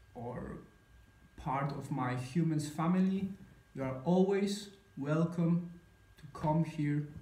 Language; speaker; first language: English; non-native, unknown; Polish